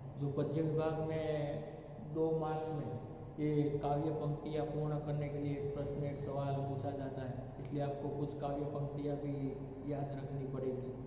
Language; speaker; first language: Hindi; non-native, local second language; Gujarati